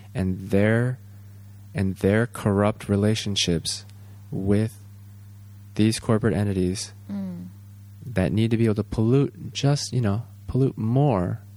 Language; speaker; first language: English; native; English